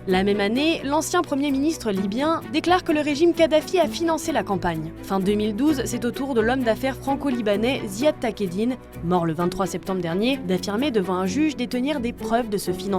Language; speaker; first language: French; native; French